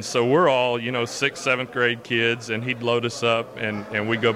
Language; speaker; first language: English; native; English